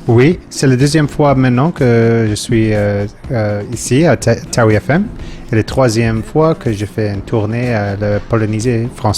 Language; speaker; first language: French; non-native, fluent; English